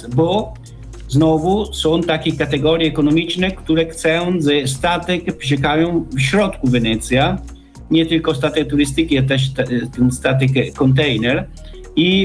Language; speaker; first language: Polish; non-native, learner; Italian